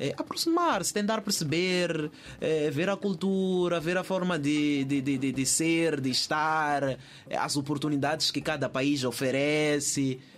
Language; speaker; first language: Portuguese; native; Portuguese